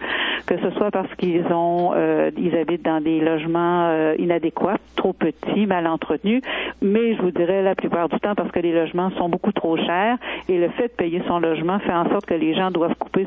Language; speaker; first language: French; native; French